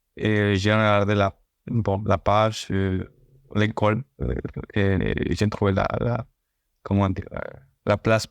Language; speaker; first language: French; non-native, learner; Spanish